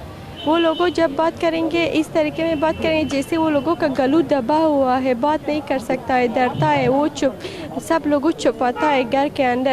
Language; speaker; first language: Hindi; non-native, fluent; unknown